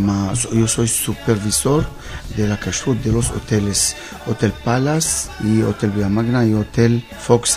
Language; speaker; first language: Spanish; non-native, learner; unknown